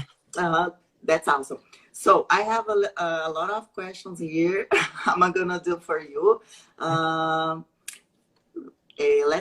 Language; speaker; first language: English; non-native, learner; Portuguese